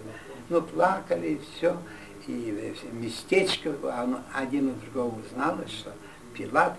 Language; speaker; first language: Russian; non-native, fluent; Yiddish